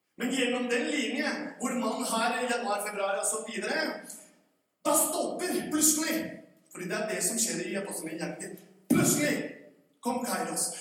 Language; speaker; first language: Norwegian; non-native, fluent; Spanish